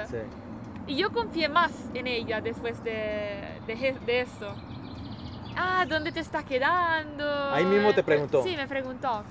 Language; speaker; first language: Spanish; non-native, learner; Italian